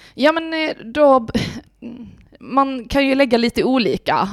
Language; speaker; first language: Swedish; native; Swedish